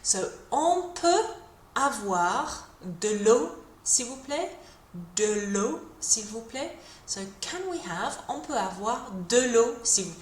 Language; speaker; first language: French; non-native, fluent; English